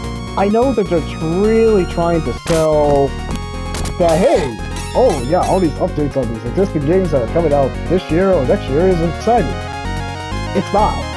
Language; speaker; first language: English; native; English